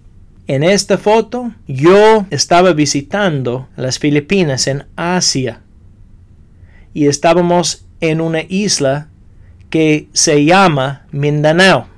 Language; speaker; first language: Spanish; non-native, fluent; English